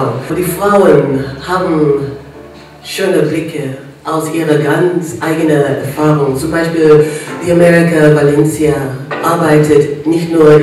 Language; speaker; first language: German; non-native, fluent; English